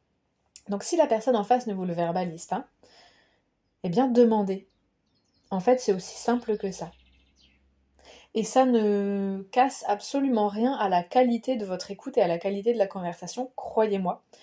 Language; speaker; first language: French; native; French